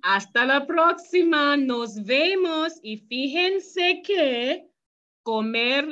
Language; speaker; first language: Spanish; non-native, fluent; English